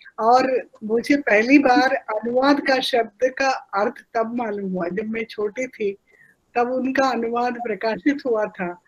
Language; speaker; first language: Hindi; non-native, local second language; Telugu